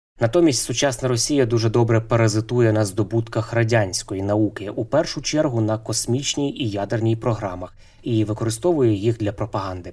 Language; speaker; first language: Ukrainian; native; Ukrainian